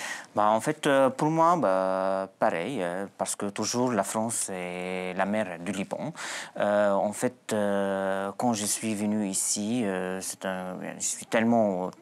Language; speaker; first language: French; non-native, local second language; Arabic